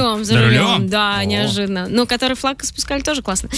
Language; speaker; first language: Russian; native; Russian